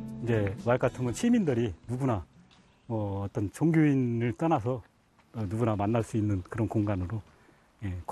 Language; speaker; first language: Korean; native; Korean